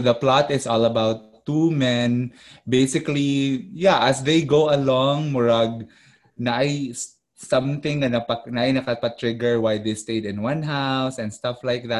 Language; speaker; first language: English; non-native, local second language; Cebuano